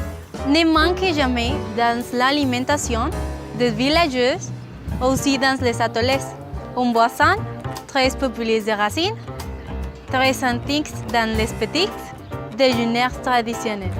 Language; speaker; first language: French; non-native, learner; Spanish